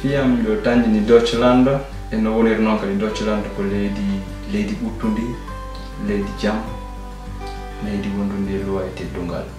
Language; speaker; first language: German; non-native, learner; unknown